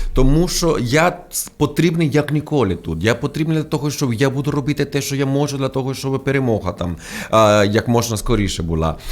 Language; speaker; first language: Ukrainian; non-native, fluent; Spanish